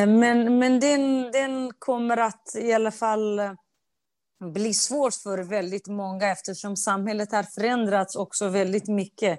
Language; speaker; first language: Swedish; non-native, fluent; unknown